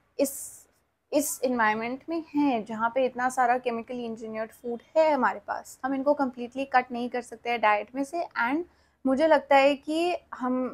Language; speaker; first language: Hindi; native; Hindi